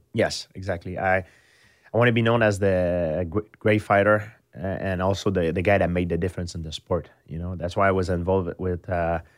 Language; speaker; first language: English; non-native, fluent; French